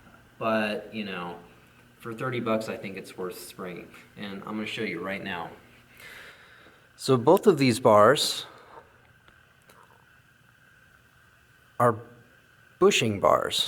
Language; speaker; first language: English; native; English